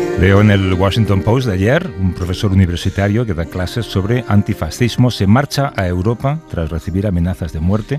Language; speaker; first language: Spanish; native; Spanish